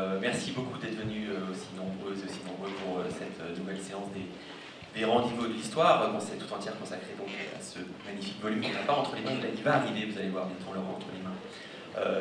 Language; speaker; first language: French; native; French